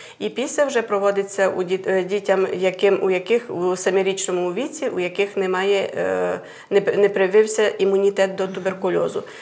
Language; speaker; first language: Ukrainian; native; Ukrainian